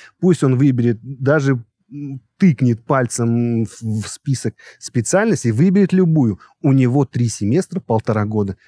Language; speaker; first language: Russian; native; Russian